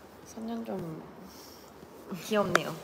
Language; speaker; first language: Korean; non-native, fluent; Thai